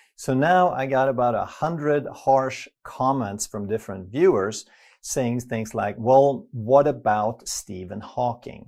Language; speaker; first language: English; non-native, fluent; Swedish